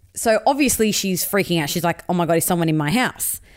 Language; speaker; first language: English; native; English